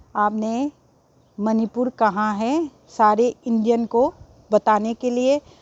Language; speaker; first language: Hindi; non-native, local second language; Manipuri